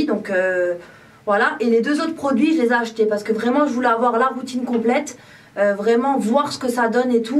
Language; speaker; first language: French; native; French